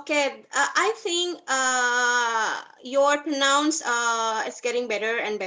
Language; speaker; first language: English; non-native, fluent; Indonesian